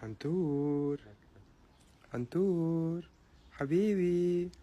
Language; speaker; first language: Arabic; native; Arabic